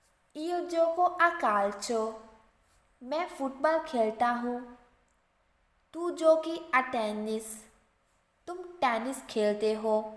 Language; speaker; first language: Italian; non-native, fluent; Urdu